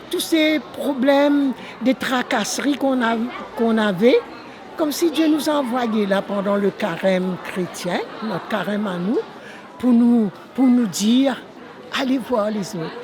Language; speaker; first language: French; non-native, local second language; Morisyen